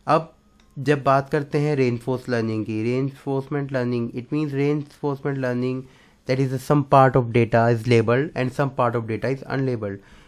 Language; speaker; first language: Hindi; native; Hindi